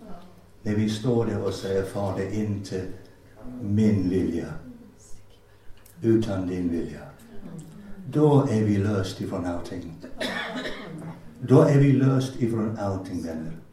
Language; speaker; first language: Swedish; non-native, fluent; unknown